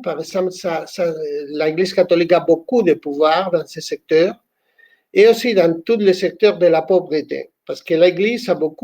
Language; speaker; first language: French; non-native, fluent; Spanish